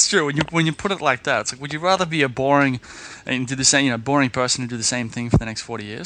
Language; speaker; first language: English; native; English